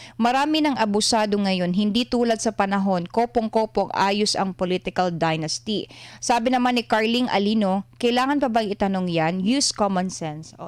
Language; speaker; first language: Filipino; non-native, local second language; Cebuano